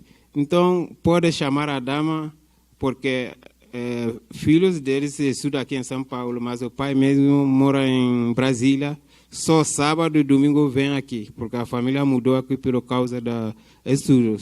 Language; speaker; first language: Portuguese; non-native, fluent; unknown